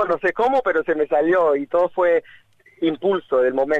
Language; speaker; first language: Spanish; early bilingual, heritage; Spanish